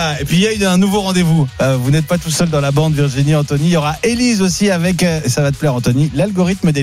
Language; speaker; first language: French; native; French